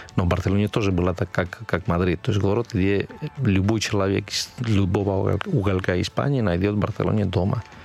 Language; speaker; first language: Russian; non-native, fluent; Spanish